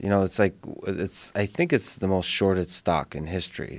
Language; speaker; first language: English; early bilingual, other home language; Russian